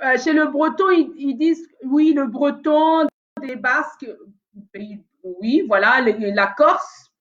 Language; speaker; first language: French; non-native, local second language; Lingala